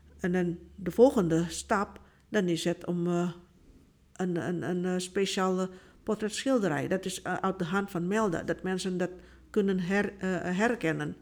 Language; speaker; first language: Dutch; non-native, fluent; Indonesian